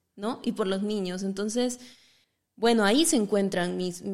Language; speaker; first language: Spanish; native; Spanish